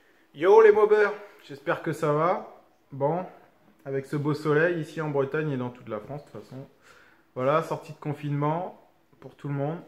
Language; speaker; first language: French; native; French